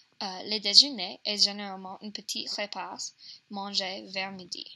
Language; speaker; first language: French; non-native, learner; English